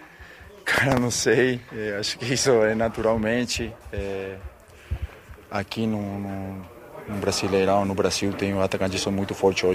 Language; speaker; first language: Portuguese; non-native, fluent; Spanish